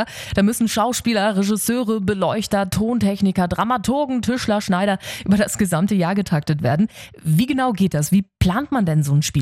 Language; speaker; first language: German; native; German